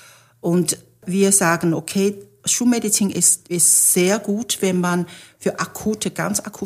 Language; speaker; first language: German; non-native, fluent; Chinese